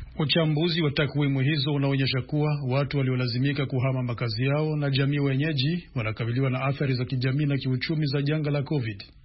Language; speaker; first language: Swahili; non-native, local second language; Rundi